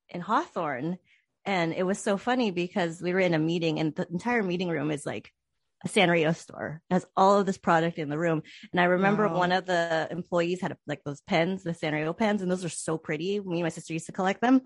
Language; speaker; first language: English; native; English